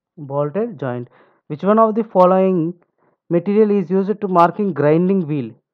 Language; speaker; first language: English; non-native, local second language; Telugu